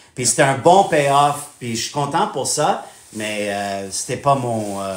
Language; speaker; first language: French; non-native, fluent; English